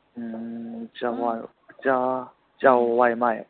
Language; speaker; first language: Chinese; non-native, learner; Korean